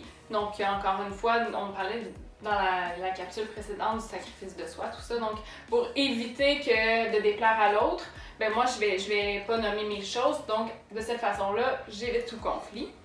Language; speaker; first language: French; native; French